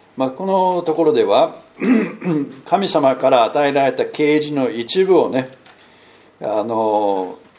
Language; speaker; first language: Japanese; non-native, fluent; English